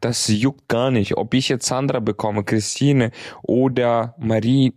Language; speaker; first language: German; native; German